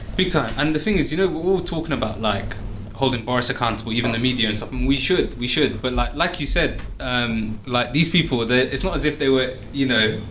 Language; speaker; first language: English; native; English